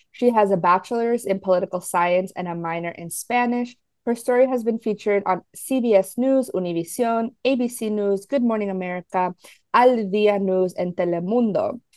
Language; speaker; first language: English; early bilingual, other home language; Spanish